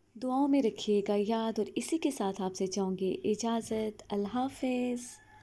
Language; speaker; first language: Hindi; native; Hindi